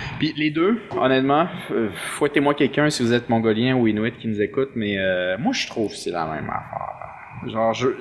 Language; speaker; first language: French; early bilingual, other home language; Spanish